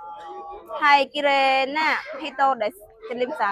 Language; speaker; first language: Japanese; non-native, learner; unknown